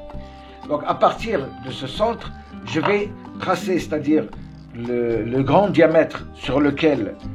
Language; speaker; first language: French; non-native, local second language; Arabic